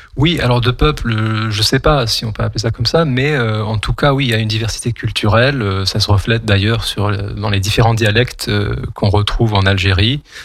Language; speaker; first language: French; non-native, local second language; Kabyle